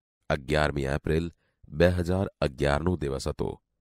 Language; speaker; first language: English; non-native, local second language; Gujarati